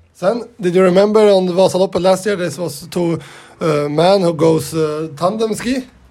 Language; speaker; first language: English; non-native, learner; Swedish